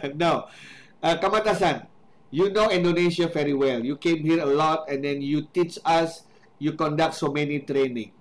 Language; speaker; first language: English; non-native, fluent; Indonesian